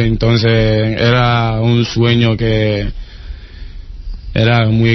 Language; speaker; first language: Spanish; non-native, learner; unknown